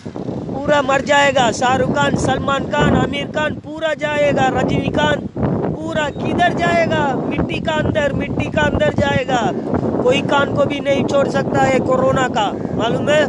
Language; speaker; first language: Hindi; non-native, learner; Tamil